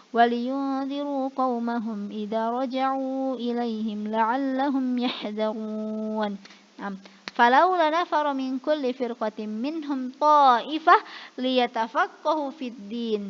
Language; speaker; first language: Arabic; non-native, fluent; Indonesian